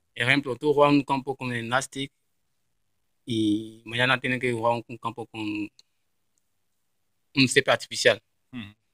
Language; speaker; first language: Spanish; non-native, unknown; French